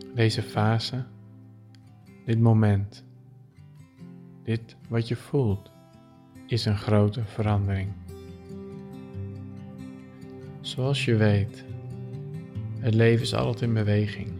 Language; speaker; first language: Dutch; native; Dutch